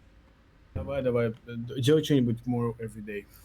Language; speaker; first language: Russian; native; Russian